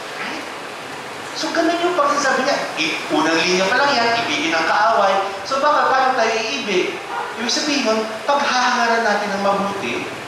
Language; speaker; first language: Filipino; native; Filipino